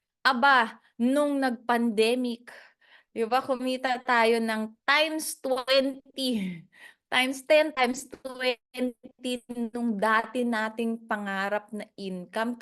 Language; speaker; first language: Filipino; non-native, local second language; Cebuano